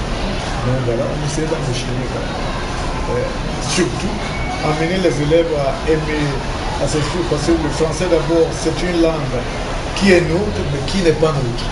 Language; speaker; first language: French; non-native, local second language; Wolof